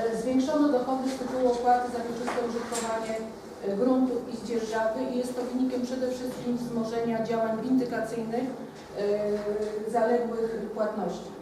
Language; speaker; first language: Polish; native; Polish